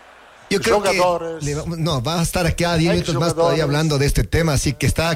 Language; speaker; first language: Spanish; native; Spanish